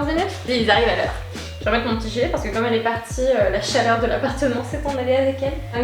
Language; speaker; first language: French; native; French